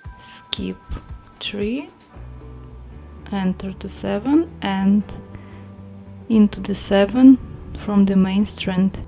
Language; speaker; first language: English; non-native, fluent; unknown